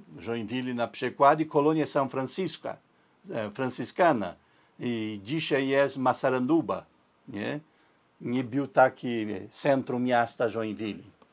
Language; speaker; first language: Polish; early bilingual, heritage; Portuguese